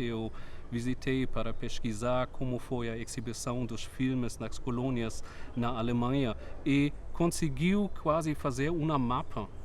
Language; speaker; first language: Portuguese; non-native, fluent; German